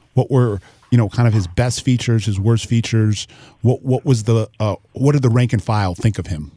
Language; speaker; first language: English; native; English